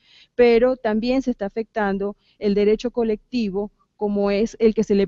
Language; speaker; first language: Spanish; native; Spanish